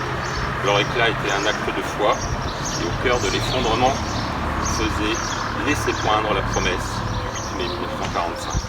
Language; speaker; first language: French; native; French